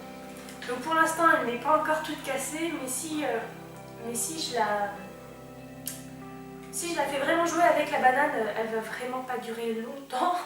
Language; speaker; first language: French; native; French